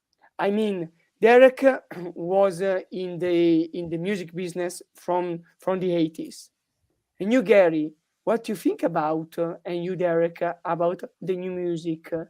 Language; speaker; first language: English; non-native, learner; Italian